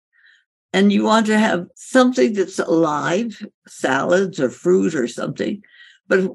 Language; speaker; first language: English; native; English